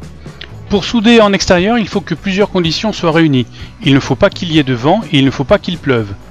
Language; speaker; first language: French; native; French